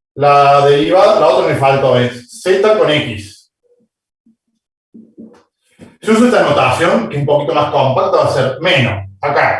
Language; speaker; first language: Spanish; native; Spanish